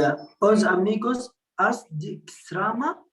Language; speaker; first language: Portuguese; non-native, learner; Arabic